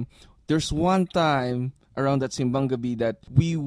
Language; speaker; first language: English; non-native, local second language; Filipino